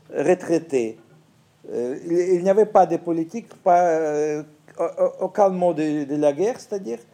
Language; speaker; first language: French; non-native, fluent; Ukrainian